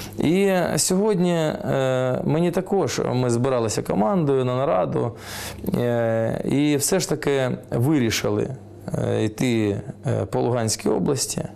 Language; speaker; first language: Ukrainian; non-native, local second language; Russian